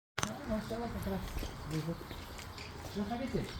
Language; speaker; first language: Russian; non-native, local second language; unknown